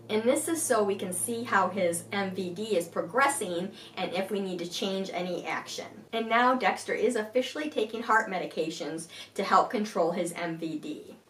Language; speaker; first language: English; native; English